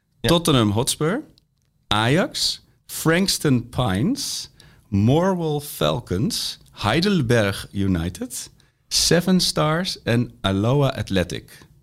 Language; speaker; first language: Dutch; native; Dutch